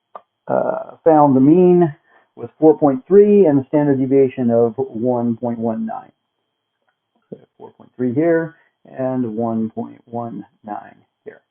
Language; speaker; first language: English; native; English